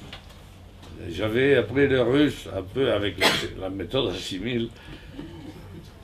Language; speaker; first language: French; non-native, fluent; Spanish